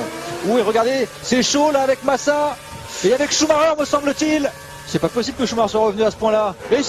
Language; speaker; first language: French; native; French